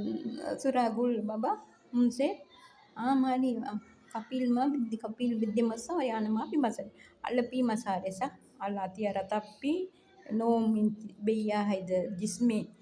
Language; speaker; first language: Arabic; non-native, learner; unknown